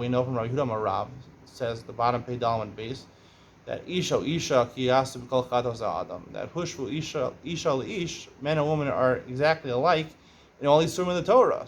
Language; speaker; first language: English; native; English